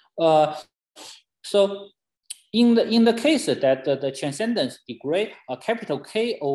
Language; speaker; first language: English; non-native, fluent; Chinese